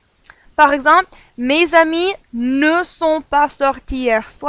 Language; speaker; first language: French; non-native, fluent; English